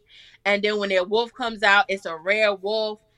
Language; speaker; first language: English; native; English